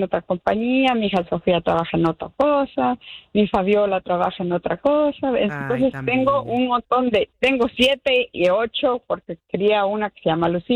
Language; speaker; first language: Spanish; native; Spanish